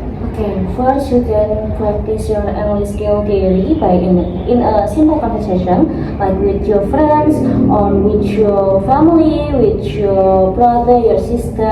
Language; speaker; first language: English; non-native, learner; Indonesian